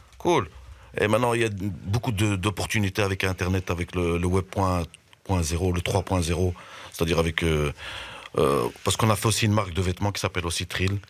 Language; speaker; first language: French; native; French